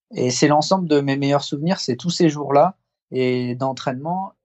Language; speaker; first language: French; native; French